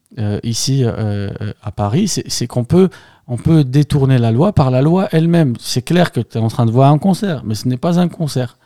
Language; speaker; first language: French; non-native, local second language; Arabic